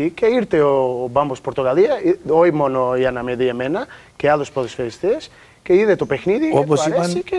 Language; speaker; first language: Greek; non-native, learner; Portuguese